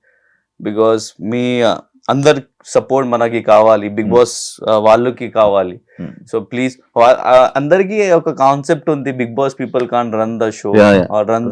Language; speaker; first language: Telugu; non-native, learner; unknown